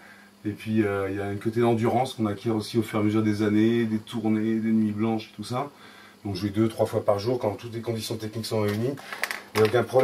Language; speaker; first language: French; native; French